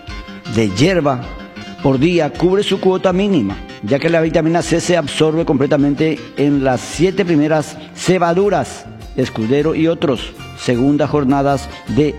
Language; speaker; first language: Spanish; native; Spanish